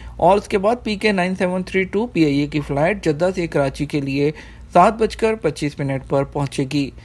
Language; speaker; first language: Urdu; native; Urdu